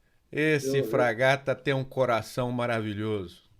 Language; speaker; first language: Portuguese; native; Portuguese